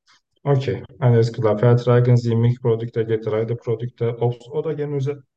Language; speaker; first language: German; non-native, learner; Turkish